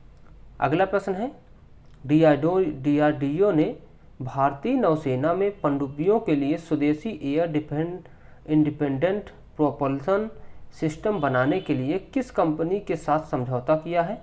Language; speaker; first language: Hindi; native; Hindi